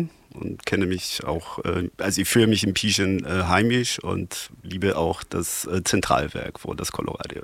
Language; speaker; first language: German; non-native, fluent; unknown